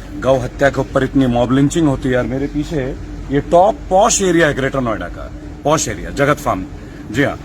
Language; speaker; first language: Hindi; non-native, local second language; Bangla